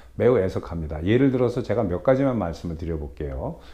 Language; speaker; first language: Korean; native; Korean